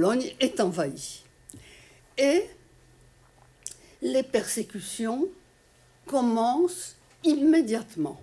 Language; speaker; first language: French; non-native, fluent; Polish